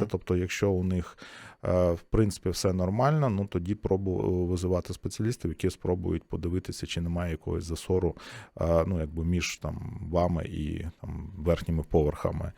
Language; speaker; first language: Ukrainian; native; Ukrainian